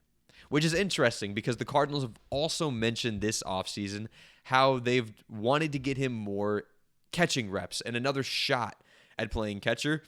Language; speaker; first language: English; native; English